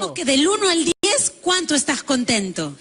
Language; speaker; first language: Spanish; native; Spanish